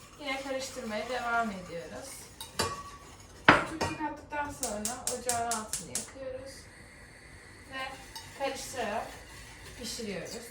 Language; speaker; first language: Turkish; native; Turkish